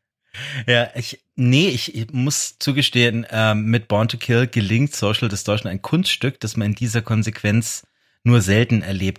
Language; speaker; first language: German; native; German